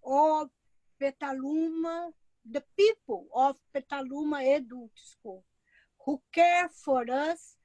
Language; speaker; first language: English; non-native, learner; Portuguese